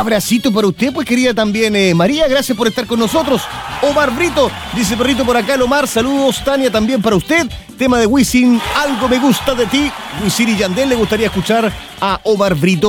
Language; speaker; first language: Spanish; native; Spanish